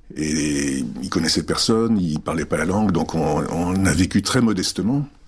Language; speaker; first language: French; early bilingual, other home language; Czech